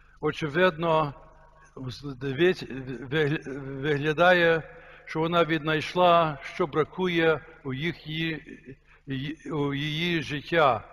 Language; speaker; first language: Ukrainian; early bilingual, heritage; Ukrainian